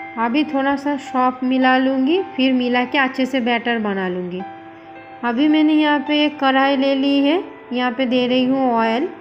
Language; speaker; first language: Hindi; non-native, local second language; Bangla